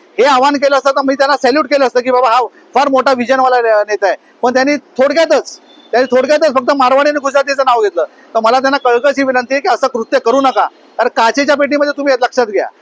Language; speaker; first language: Marathi; native; Marathi